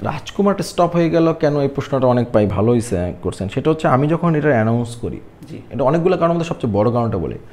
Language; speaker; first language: Bangla; native; Bangla